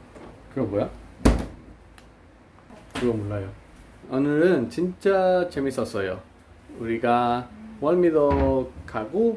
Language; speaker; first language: Korean; non-native, learner; Spanish